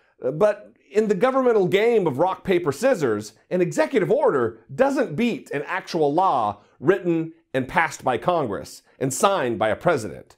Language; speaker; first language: English; native; English